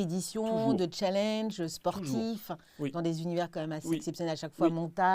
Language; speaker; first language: French; native; French